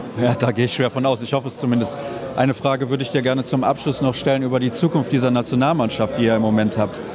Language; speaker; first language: German; native; German